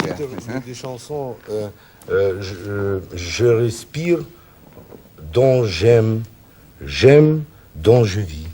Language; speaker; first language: French; non-native, learner; Russian